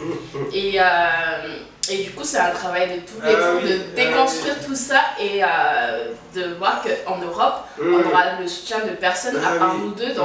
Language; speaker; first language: French; native; French